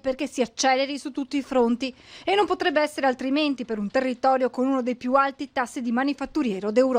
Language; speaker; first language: Italian; native; Italian